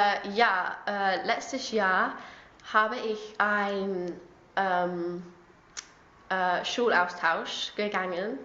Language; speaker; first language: German; non-native, learner; English